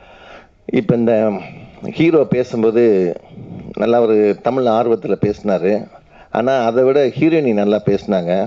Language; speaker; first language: Tamil; native; Tamil